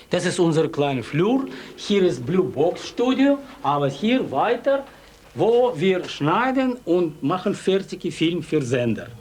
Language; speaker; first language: German; non-native, learner; Russian